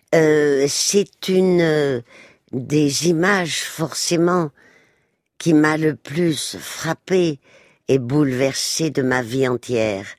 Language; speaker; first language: French; early bilingual, other home language; Spanish